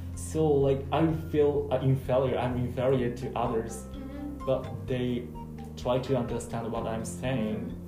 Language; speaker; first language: English; non-native, fluent; Japanese